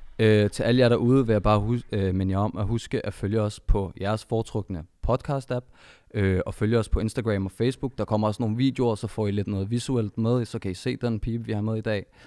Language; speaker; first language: Danish; early bilingual, other home language; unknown